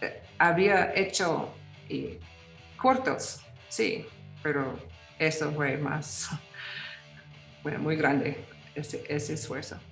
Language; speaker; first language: Spanish; non-native, fluent; English